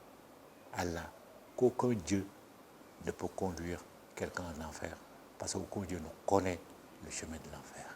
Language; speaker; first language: French; non-native, local second language; Bambara